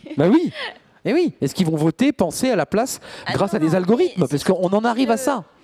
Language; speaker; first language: French; native; French